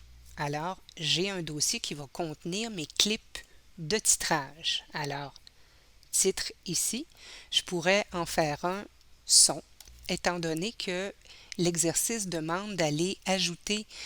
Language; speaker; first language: French; native; French